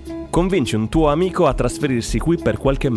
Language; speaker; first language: Italian; native; Italian